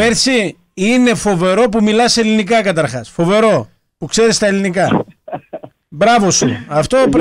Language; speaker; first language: Greek; native; Greek